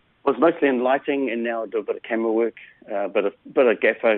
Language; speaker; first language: English; native; English